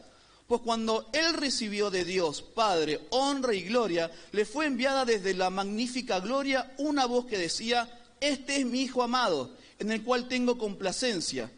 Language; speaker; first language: Spanish; native; Spanish